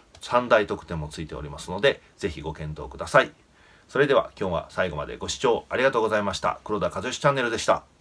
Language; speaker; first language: Japanese; native; Japanese